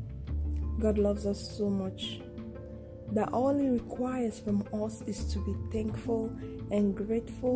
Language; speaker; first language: English; non-native, local second language; Yoruba